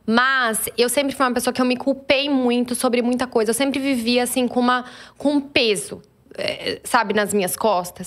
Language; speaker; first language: Portuguese; native; Portuguese